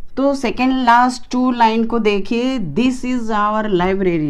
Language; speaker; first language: Hindi; native; Hindi